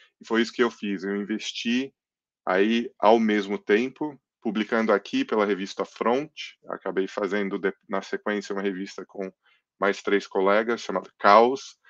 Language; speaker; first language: Portuguese; early bilingual, other home language; English